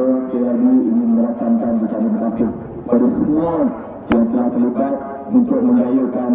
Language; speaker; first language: Malay; native; Malay